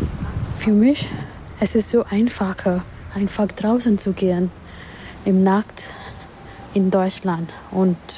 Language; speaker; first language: German; non-native, learner; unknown